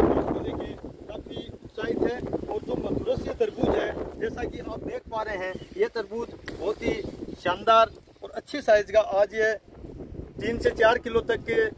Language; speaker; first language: Hindi; native; Hindi